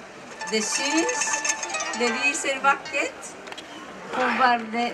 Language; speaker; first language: Swedish; non-native, learner; Japanese